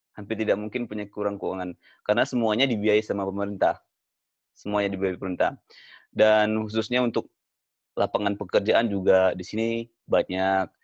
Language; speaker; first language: Indonesian; native; Indonesian